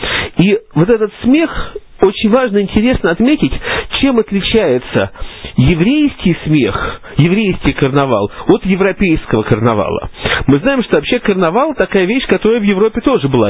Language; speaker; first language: Russian; native; Russian